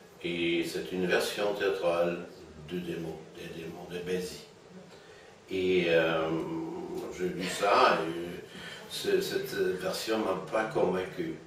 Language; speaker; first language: French; non-native, fluent; German